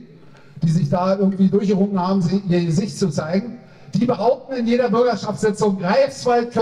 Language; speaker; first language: German; native; German